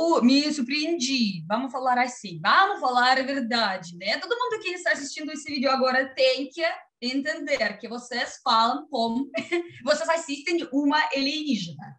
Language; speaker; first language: Portuguese; non-native, learner; Russian